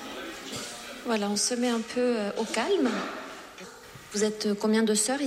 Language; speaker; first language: French; native; French